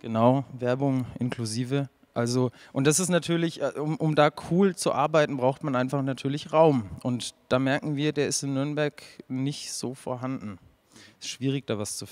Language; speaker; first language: German; native; German